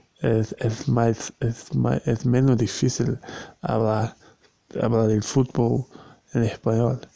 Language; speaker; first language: Spanish; non-native, learner; Portuguese